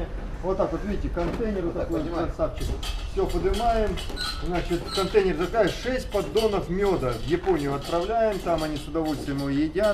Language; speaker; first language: Russian; native; Russian